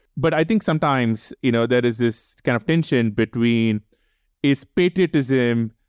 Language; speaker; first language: English; non-native, local second language; Tamil